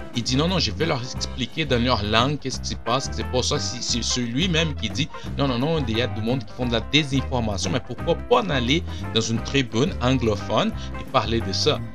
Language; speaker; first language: French; non-native, fluent; Portuguese